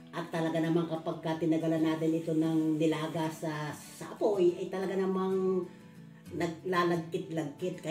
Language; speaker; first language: Filipino; native; Filipino